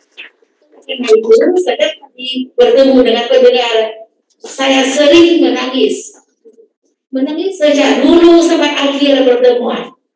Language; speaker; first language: Indonesian; non-native, fluent; Vietnamese